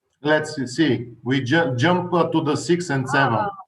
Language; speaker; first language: English; non-native, fluent; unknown